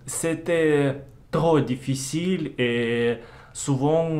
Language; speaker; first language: French; non-native, learner; Russian